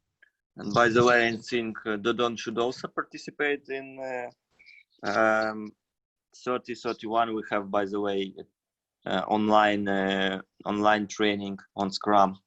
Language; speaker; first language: English; non-native, fluent; Russian